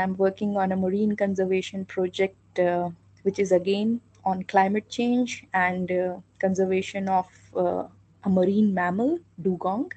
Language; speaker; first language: English; non-native, local second language; Hindi